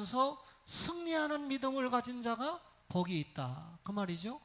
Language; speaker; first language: Korean; native; Korean